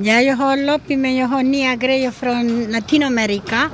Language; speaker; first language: Swedish; non-native, learner; Spanish